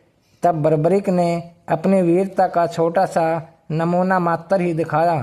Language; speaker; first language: Hindi; native; Hindi